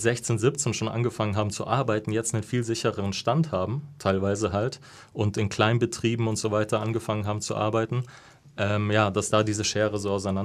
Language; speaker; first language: German; native; German